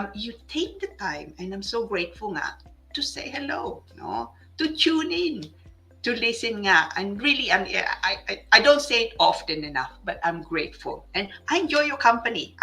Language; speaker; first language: English; non-native, local second language; Filipino